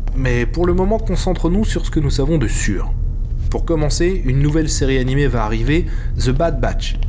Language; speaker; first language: French; native; French